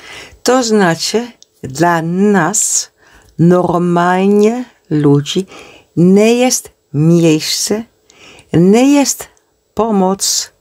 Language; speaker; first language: Polish; non-native, learner; Dutch